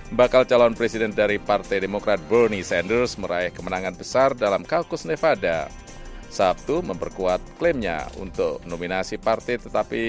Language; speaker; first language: Indonesian; native; Indonesian